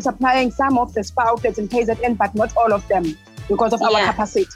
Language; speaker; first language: English; non-native, local second language; Xhosa